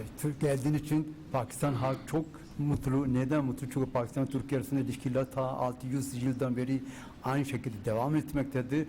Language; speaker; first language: Turkish; non-native, fluent; Urdu